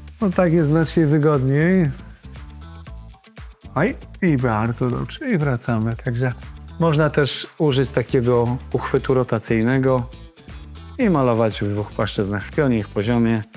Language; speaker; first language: Polish; native; Polish